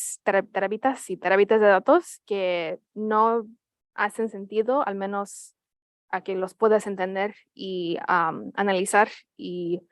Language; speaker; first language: Spanish; early bilingual, heritage; Spanish